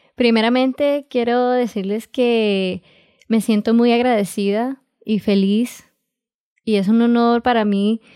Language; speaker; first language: Spanish; early bilingual, heritage; Spanish